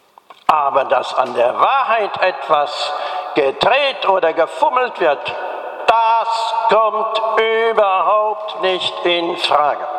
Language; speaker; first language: German; native; German